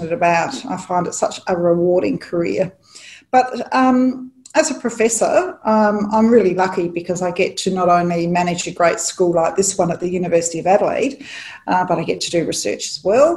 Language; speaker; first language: English; native; English